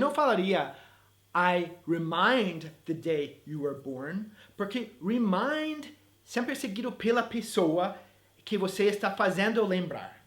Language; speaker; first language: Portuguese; non-native, fluent; English